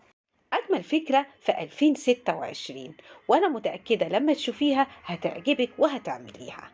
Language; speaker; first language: Arabic; native; Arabic